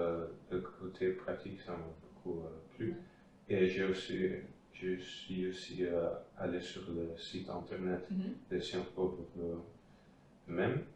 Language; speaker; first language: French; non-native, fluent; Dutch